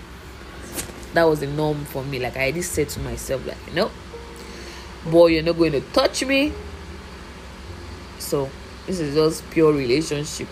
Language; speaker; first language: English; non-native, local second language; Yoruba